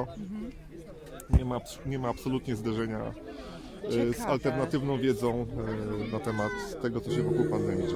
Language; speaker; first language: Polish; native; Polish